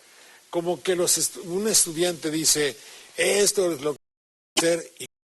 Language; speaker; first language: Spanish; native; Spanish